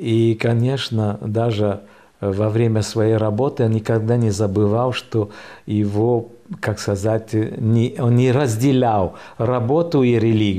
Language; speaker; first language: Russian; early bilingual, heritage; French